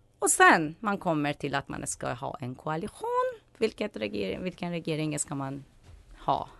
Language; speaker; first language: Swedish; non-native, fluent; Persian